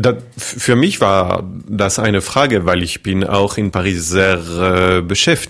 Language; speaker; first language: German; non-native, fluent; French